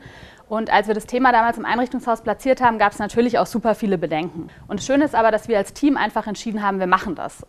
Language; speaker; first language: German; native; German